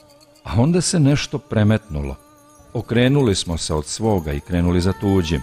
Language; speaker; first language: Serbian; native; Serbian